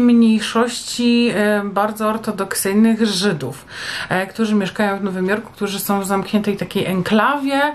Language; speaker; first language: Polish; native; Polish